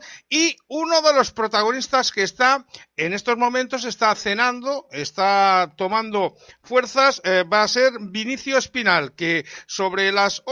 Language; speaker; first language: Spanish; native; Spanish